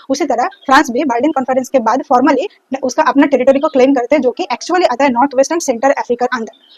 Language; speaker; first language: Hindi; non-native, local second language; Bangla